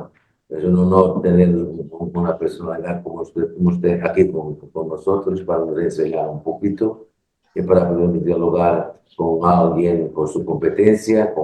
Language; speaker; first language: Spanish; non-native, learner; Portuguese